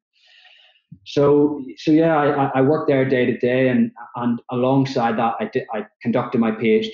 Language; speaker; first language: English; native; English